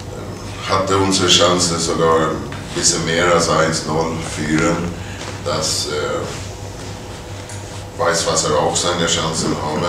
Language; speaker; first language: German; non-native, fluent; Swedish